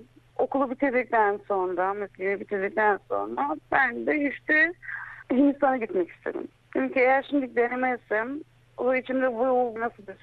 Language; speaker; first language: Turkish; early bilingual, heritage; Turkish